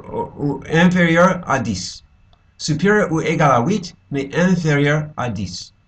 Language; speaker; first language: French; non-native, fluent; English